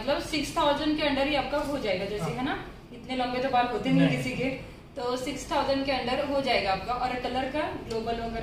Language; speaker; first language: Hindi; native; Hindi